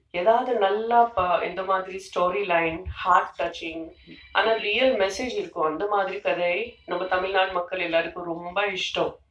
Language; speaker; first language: Tamil; non-native, fluent; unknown